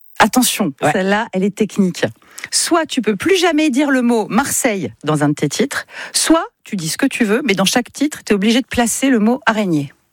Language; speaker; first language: French; native; French